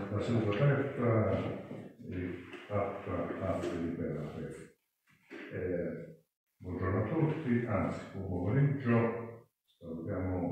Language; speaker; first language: Italian; native; Italian